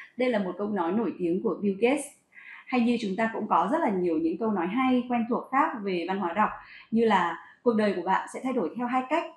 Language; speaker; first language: Vietnamese; native; Vietnamese